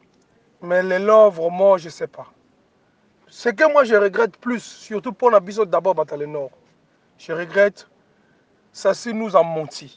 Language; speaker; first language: French; non-native, local second language; Lingala